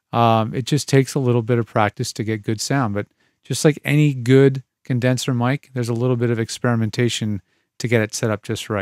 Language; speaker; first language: English; native; English